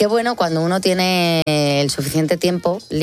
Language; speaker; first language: Spanish; native; Spanish